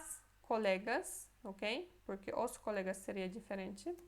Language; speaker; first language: Portuguese; non-native, fluent; Polish